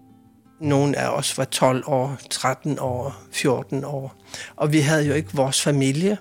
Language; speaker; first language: Swedish; non-native, fluent; Kalaallisut